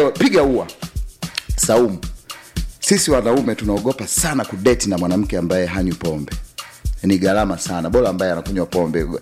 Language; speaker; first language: Swahili; native; Swahili